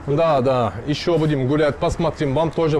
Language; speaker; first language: Russian; non-native, learner; Turkish